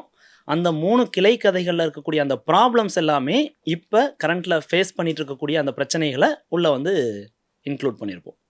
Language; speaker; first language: Tamil; native; Tamil